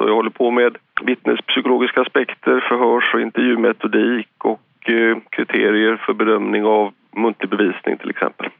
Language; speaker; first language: Swedish; native; Swedish